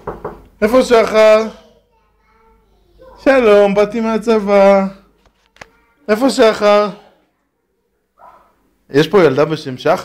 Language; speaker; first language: Hebrew; native; Hebrew